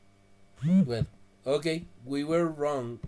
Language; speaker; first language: English; non-native, fluent; Spanish